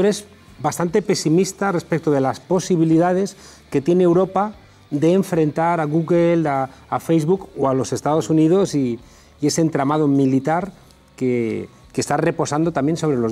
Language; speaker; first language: Spanish; native; Spanish